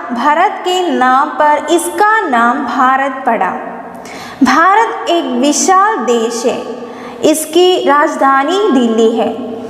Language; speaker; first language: Hindi; non-native, local second language; Malayalam